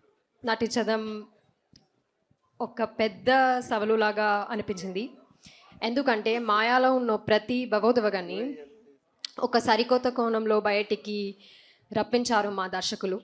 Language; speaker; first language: Telugu; non-native, learner; Malayalam